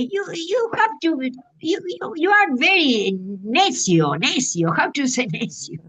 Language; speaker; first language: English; non-native, learner; Spanish